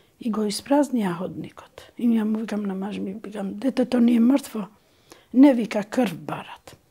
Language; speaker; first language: Macedonian; non-native, local second language; Albanian